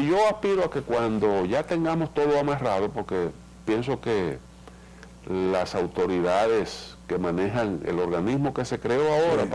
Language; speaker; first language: Spanish; native; Spanish